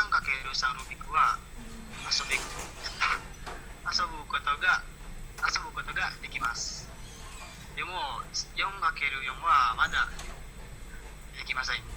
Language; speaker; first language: Japanese; non-native, learner; Indonesian